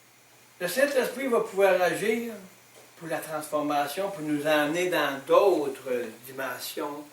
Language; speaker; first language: French; native; French